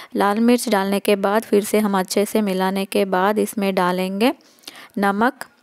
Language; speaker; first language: Hindi; non-native, local second language; Telugu